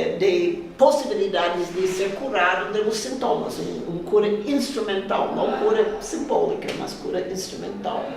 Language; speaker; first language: Spanish; non-native, fluent; English